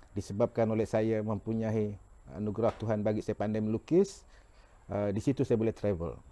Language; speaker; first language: Malay; non-native, local second language; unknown